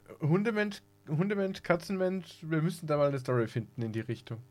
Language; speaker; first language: German; native; German